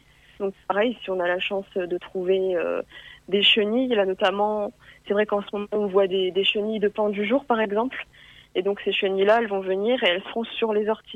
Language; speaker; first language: French; native; French